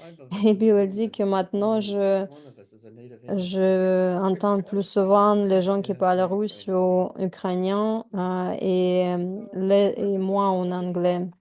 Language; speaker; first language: French; non-native, fluent; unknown